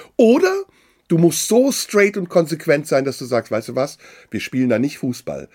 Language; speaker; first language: German; early bilingual, other home language; Turkish